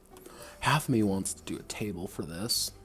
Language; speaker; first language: English; native; English